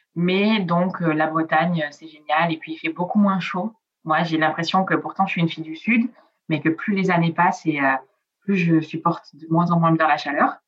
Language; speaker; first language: French; early bilingual, other home language; Italian